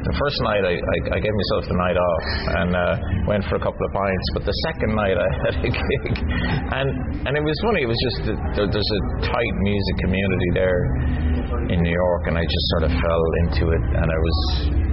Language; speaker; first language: English; native; English